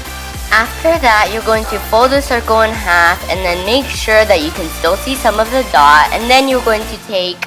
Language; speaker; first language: English; native; English